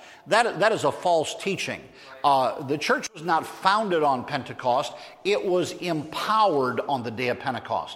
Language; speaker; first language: English; native; English